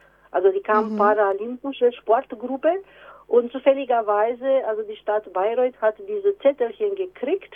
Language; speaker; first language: German; non-native, fluent; Romanian